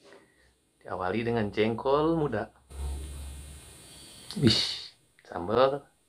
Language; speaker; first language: Indonesian; non-native, local second language; Sundanese